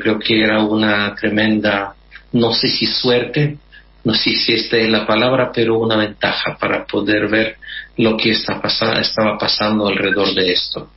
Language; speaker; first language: Spanish; non-native, fluent; Russian